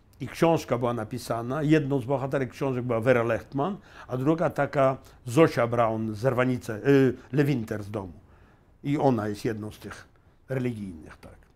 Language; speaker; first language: Polish; native; Polish